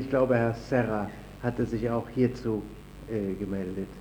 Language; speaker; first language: German; native; German